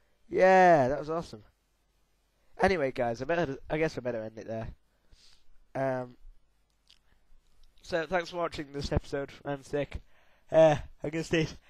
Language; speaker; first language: English; native; English